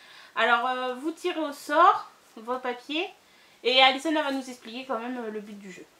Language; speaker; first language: French; native; French